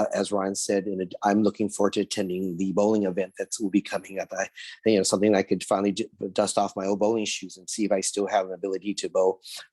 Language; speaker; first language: English; early bilingual, other home language; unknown